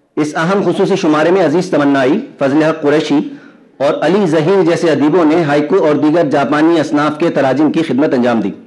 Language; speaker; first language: Urdu; native; Urdu